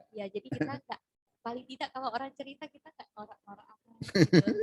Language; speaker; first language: Indonesian; native; Indonesian